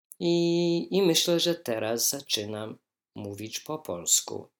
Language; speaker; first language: Polish; non-native, learner; English